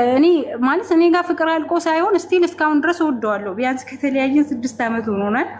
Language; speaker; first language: Amharic; native; Amharic